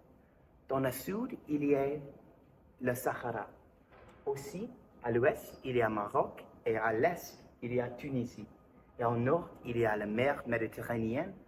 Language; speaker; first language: French; non-native, learner; English